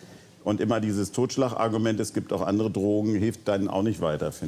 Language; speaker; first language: German; native; German